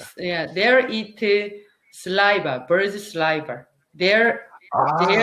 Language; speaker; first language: English; non-native, learner; Korean